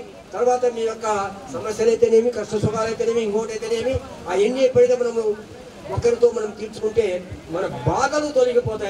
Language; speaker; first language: Telugu; native; Telugu